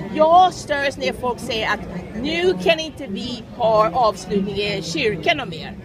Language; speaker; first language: Swedish; non-native, fluent; English